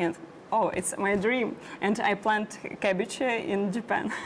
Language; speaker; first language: English; non-native, learner; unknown